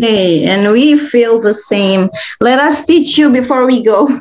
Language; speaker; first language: English; non-native, fluent; Indonesian